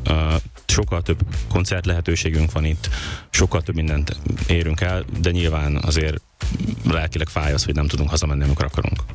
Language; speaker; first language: Hungarian; native; Hungarian